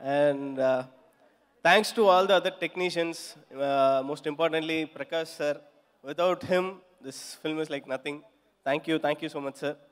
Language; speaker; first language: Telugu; non-native, learner; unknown